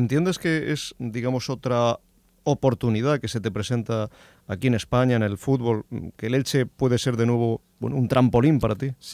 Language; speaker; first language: Spanish; native; Spanish